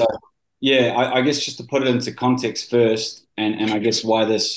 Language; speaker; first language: English; native; English